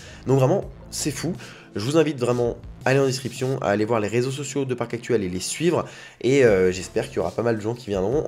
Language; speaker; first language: French; native; French